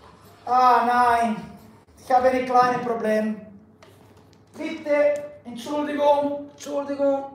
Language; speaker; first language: German; non-native, learner; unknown